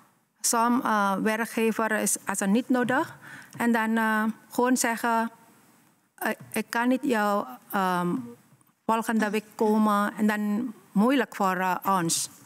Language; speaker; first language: Dutch; non-native, learner; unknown